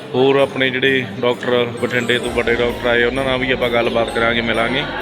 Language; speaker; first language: Punjabi; native; Punjabi